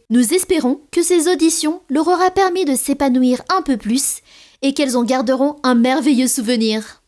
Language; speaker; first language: French; native; French